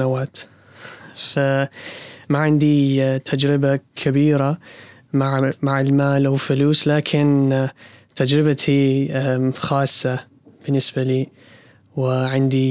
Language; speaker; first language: Arabic; non-native, learner; English